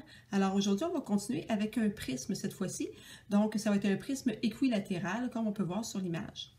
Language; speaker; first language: French; native; French